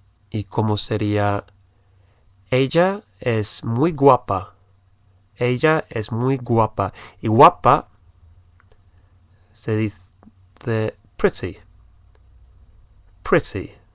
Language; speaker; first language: Spanish; native; Spanish